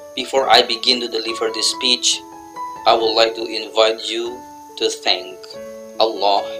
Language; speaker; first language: English; non-native, fluent; Indonesian